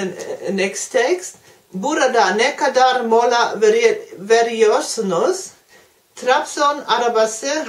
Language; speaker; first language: Turkish; non-native, learner; German